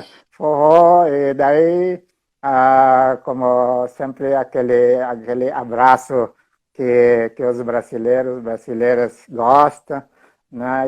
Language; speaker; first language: Portuguese; non-native, fluent; Filipino